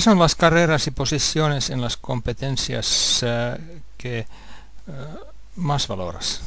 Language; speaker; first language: Spanish; non-native, fluent; Finnish